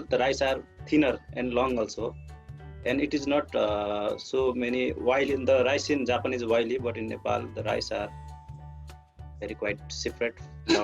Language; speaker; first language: English; non-native, fluent; Nepali